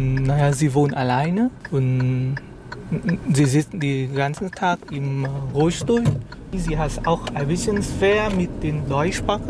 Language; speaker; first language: German; non-native, fluent; Vietnamese